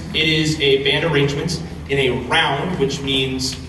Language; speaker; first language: English; native; English